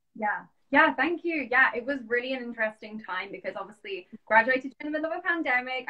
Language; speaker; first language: English; native; English